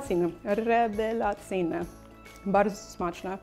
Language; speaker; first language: Polish; non-native, learner; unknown